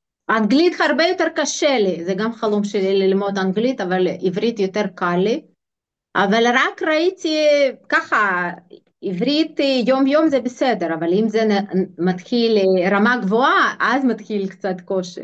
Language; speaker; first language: Hebrew; non-native, fluent; Russian